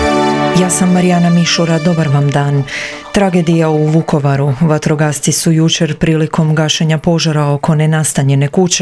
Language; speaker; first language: Croatian; native; Croatian